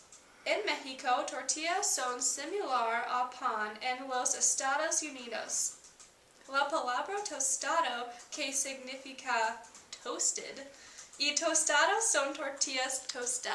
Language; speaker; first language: Spanish; non-native, learner; English